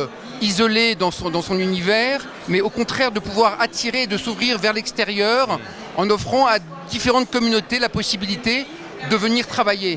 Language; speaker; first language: French; native; French